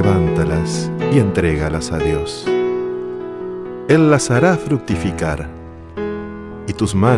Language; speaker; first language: Spanish; native; Spanish